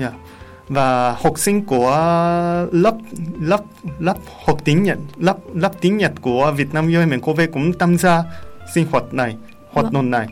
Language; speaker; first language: Vietnamese; non-native, learner; Japanese